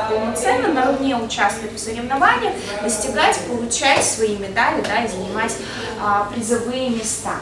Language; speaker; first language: Russian; native; Russian